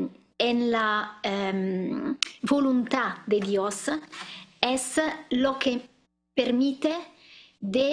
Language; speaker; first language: Spanish; non-native, learner; Italian